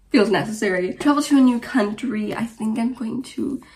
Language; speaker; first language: English; early bilingual, other home language; Romanian